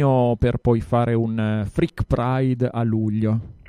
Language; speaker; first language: Italian; native; Italian